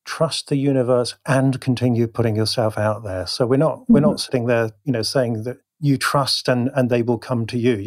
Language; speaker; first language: English; native; English